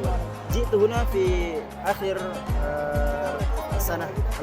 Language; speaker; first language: Arabic; non-native, learner; Indonesian